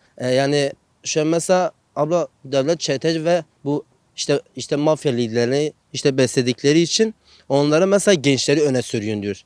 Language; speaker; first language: Turkish; non-native, local second language; Kurdish